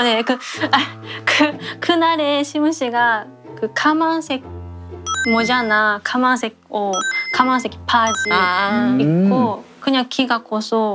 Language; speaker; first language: Korean; non-native, learner; Japanese